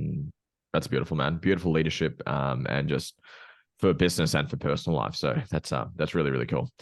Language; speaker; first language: English; native; English